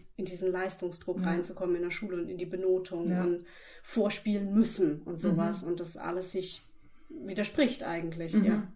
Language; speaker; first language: German; native; German